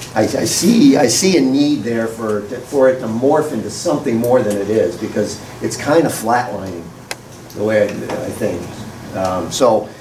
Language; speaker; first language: English; native; English